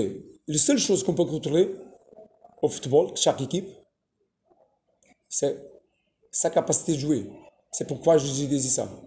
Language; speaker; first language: French; non-native, fluent; Portuguese